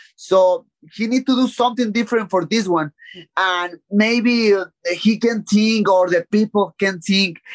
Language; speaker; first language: English; non-native, learner; Spanish